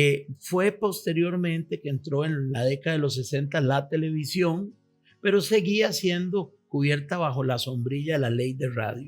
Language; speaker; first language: Spanish; native; Spanish